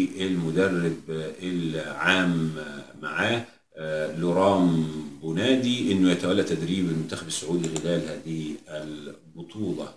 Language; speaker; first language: Arabic; native; Arabic